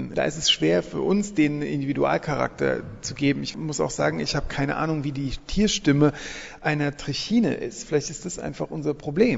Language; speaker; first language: German; native; German